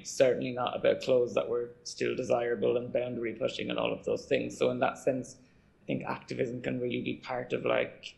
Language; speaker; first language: English; native; English